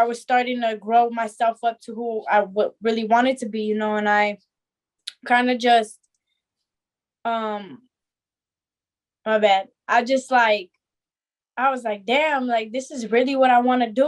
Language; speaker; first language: English; native; English